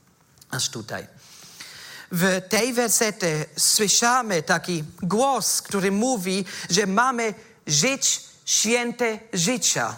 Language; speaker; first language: Polish; non-native, fluent; German